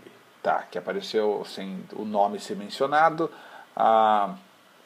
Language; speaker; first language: Portuguese; native; Portuguese